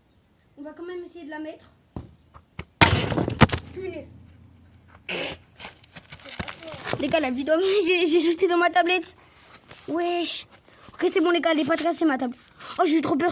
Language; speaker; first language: French; native; French